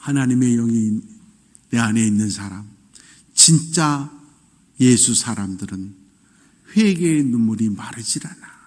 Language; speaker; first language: Korean; native; Korean